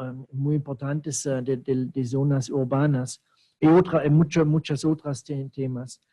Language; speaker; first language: Spanish; non-native, fluent; German